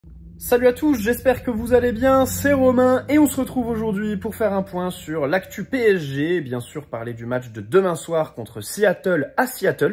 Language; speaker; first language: French; native; French